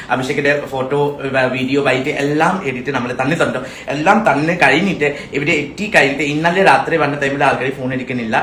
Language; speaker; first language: Malayalam; non-native, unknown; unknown